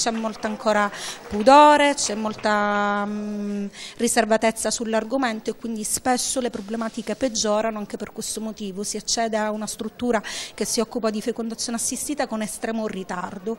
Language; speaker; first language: Italian; native; Italian